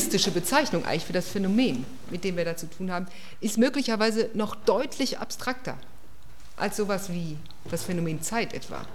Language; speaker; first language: German; native; German